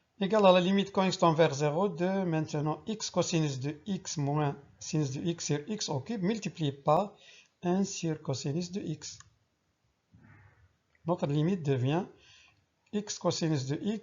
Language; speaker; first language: French; non-native, local second language; Arabic